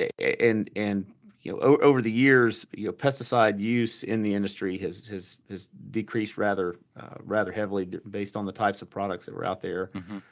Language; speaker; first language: English; native; English